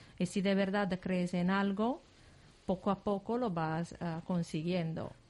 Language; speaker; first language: Spanish; non-native, fluent; Italian